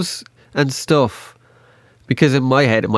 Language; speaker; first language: English; native; English